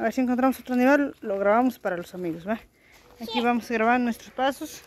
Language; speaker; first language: Spanish; native; Spanish